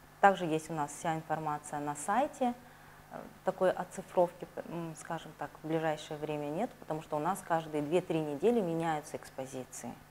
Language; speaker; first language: Russian; native; Russian